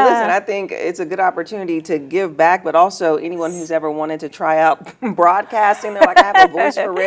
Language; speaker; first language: English; native; English